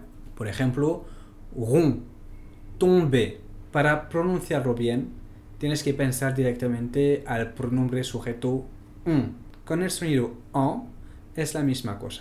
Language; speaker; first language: Spanish; non-native, fluent; French